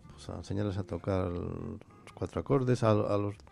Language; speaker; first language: Spanish; native; Spanish